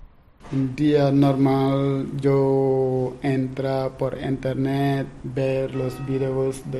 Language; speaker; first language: Spanish; non-native, learner; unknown